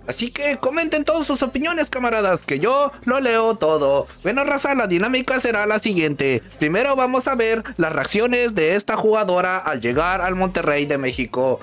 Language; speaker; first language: Spanish; native; Spanish